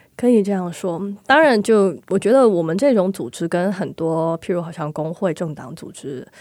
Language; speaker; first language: Chinese; non-native, local second language; Cantonese